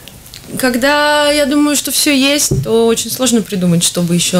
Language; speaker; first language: Russian; native; Russian